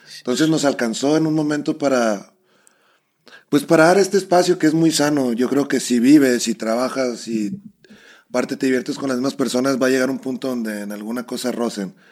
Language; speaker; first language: Spanish; native; Spanish